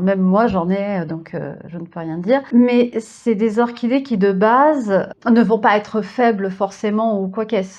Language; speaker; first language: French; native; French